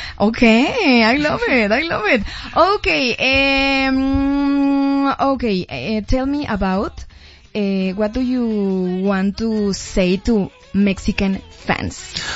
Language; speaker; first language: English; non-native, learner; Spanish